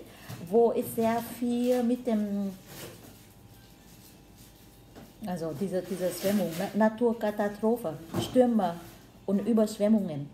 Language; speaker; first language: German; non-native, learner; Vietnamese